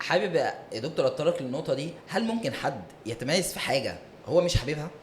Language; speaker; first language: Arabic; native; Arabic